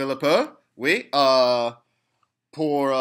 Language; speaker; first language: French; non-native, learner; English